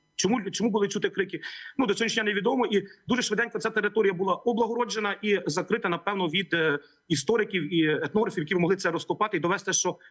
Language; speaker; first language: Ukrainian; native; Ukrainian